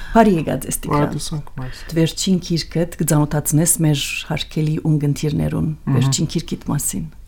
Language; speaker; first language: Armenian; early bilingual, heritage; Armenian